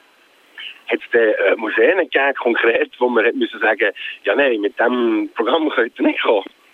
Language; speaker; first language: German; native; German